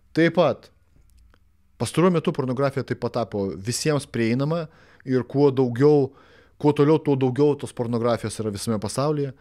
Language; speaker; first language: Lithuanian; non-native, local second language; Russian